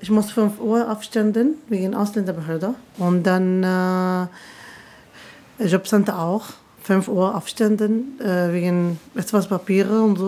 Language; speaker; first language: German; non-native, learner; Arabic